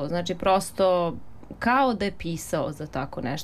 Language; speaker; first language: Serbian; native; Serbian